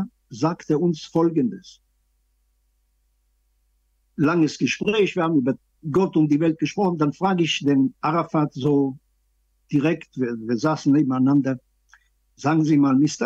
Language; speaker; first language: German; non-native, fluent; Hebrew